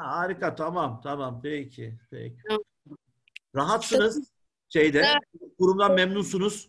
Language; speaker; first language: Turkish; native; Turkish